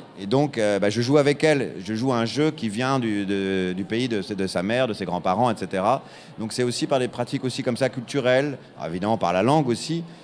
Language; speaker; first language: French; native; French